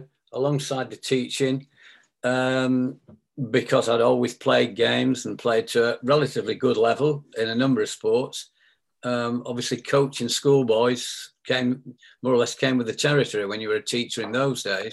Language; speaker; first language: English; native; English